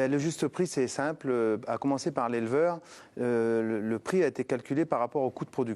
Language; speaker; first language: French; native; French